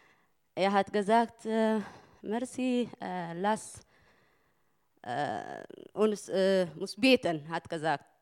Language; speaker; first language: German; non-native, learner; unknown